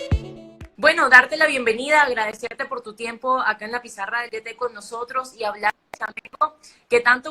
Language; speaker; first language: Spanish; native; Spanish